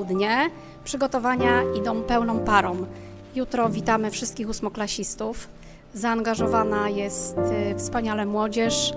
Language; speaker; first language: Polish; native; Polish